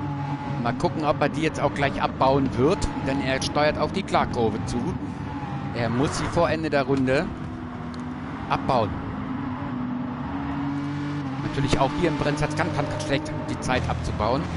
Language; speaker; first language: German; native; German